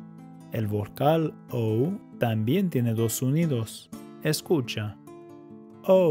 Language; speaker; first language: Spanish; non-native, fluent; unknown